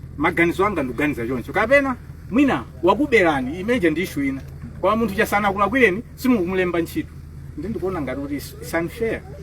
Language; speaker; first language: Nyanja; native; Nyanja